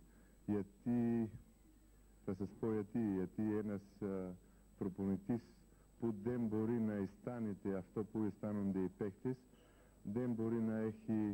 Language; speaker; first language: Greek; non-native, fluent; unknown